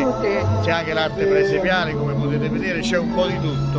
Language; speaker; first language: Italian; native; Italian